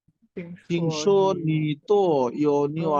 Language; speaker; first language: Chinese; non-native, learner; Bangla